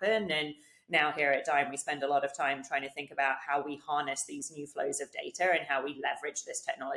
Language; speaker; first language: English; native; English